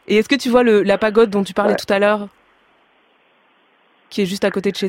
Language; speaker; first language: French; native; French